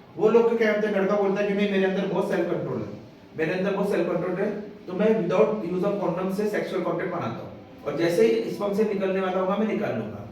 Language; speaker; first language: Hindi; non-native, local second language; Marathi